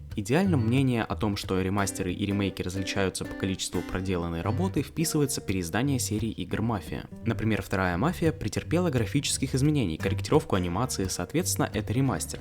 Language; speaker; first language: Russian; native; Russian